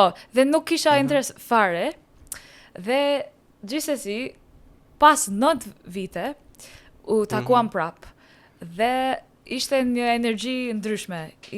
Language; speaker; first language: Albanian; non-native, learner; English